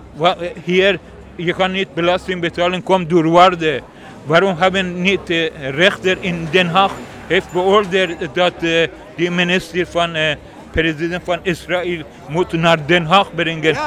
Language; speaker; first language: Dutch; non-native, learner; Persian